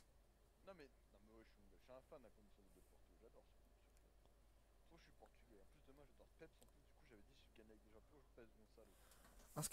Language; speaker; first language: French; native; French